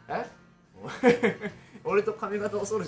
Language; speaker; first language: Japanese; native; Japanese